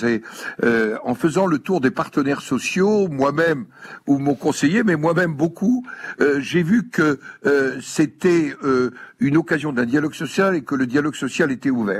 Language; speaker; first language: French; native; French